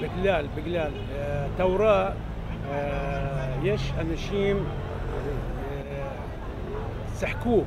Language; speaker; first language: Hebrew; non-native, local second language; Arabic